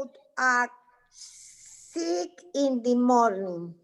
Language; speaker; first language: English; non-native, learner; Spanish